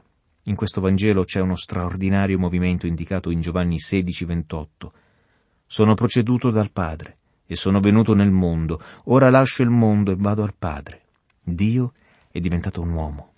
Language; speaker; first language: Italian; native; Italian